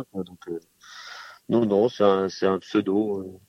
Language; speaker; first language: French; native; French